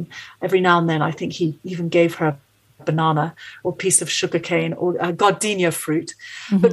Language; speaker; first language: English; native; English